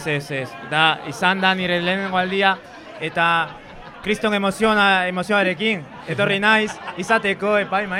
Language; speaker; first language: Basque; non-native, local second language; Spanish